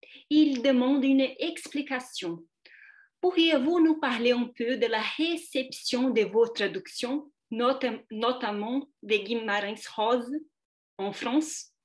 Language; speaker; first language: French; non-native, fluent; Portuguese